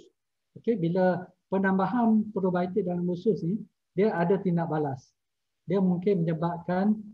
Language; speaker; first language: Malay; native; Malay